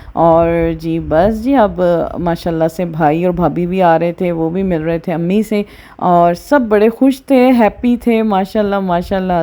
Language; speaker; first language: Urdu; non-native, local second language; Punjabi